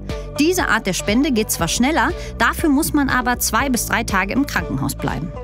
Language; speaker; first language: German; native; German